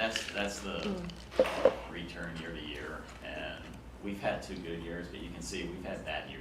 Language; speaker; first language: English; native; English